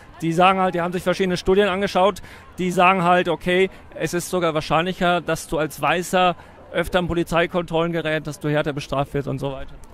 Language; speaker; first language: German; native; German